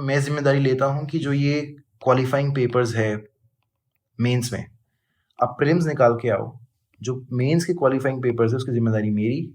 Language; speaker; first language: Hindi; native; Hindi